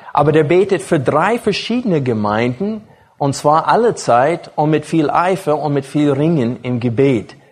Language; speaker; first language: German; non-native, fluent; English